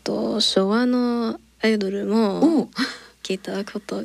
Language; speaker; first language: Japanese; non-native, learner; English